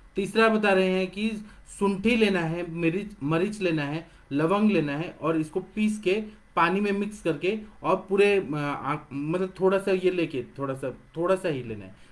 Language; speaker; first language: Hindi; non-native, local second language; Marathi